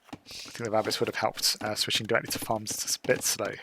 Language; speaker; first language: English; native; English